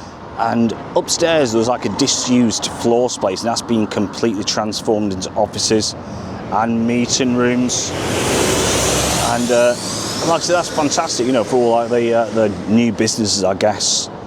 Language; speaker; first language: English; native; English